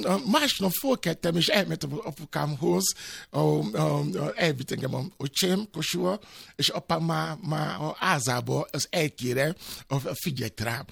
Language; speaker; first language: Hungarian; non-native, fluent; Yoruba